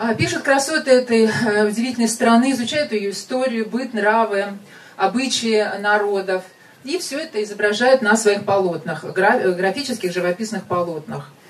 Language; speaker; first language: Russian; native; Russian